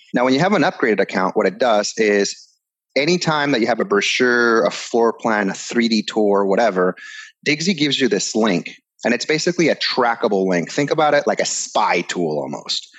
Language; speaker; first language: English; early bilingual, other home language; Spanish